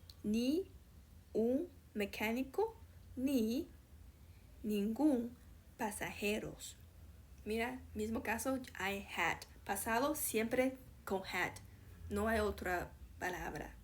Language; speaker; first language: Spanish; non-native, fluent; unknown